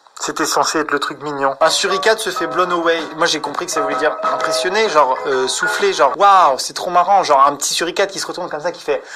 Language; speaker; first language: French; native; French